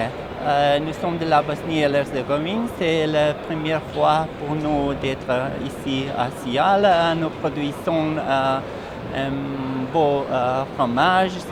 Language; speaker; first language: French; non-native, learner; Bosnian